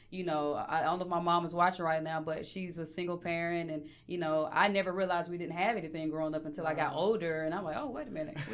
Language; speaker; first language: English; native; English